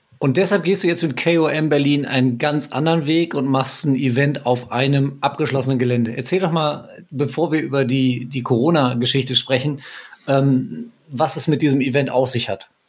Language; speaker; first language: German; native; German